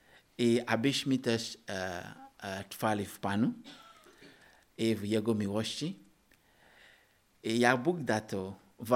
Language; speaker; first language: Polish; non-native, learner; Ukrainian